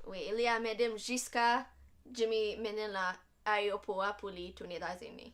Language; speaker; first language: Haitian Creole; non-native, fluent; English